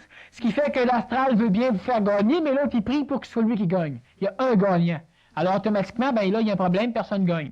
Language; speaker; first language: French; native; French